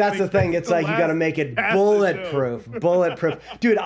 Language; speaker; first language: English; native; English